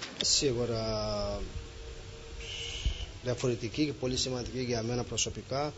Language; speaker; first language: Greek; non-native, fluent; Portuguese